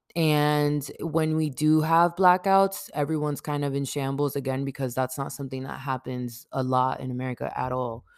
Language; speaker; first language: English; early bilingual, other home language; Spanish